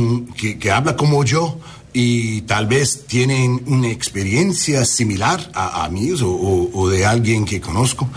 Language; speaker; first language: Spanish; early bilingual, heritage; Spanish